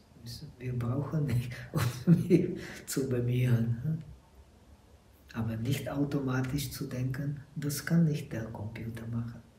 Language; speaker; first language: German; non-native, fluent; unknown